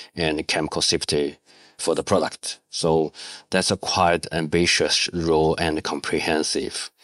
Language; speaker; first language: English; non-native, learner; Chinese